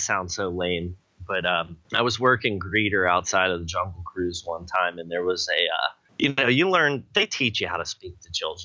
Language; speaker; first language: English; native; English